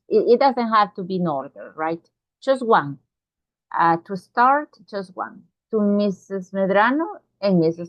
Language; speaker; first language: English; non-native, fluent; Spanish